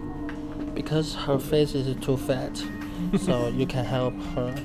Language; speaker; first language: English; non-native, learner; Chinese